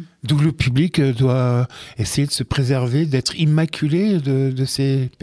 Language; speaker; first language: French; native; French